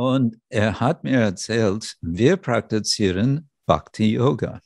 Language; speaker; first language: German; non-native, fluent; English